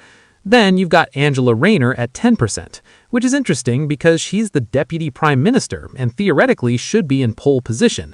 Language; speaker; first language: English; native; English